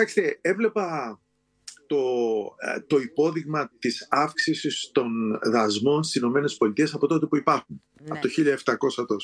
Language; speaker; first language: Greek; native; Greek